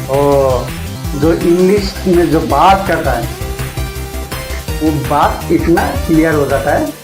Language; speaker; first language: Hindi; non-native, local second language; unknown